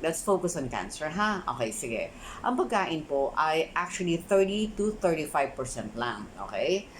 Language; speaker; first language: English; non-native, local second language; Filipino